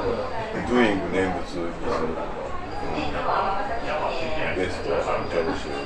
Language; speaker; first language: English; non-native, learner; Japanese